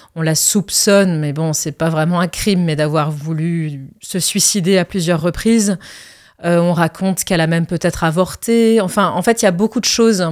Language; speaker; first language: French; early bilingual, other home language; Arabic